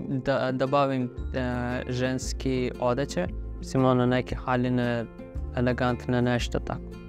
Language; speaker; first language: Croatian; non-native, fluent; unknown